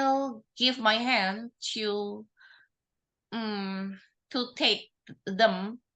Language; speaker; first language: English; non-native, learner; Indonesian